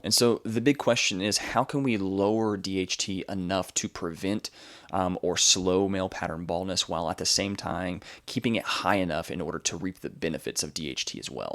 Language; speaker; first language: English; native; English